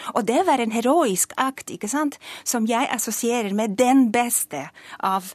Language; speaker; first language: Norwegian; non-native, fluent; Polish